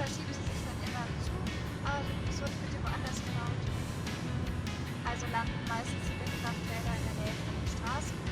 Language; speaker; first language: German; native; German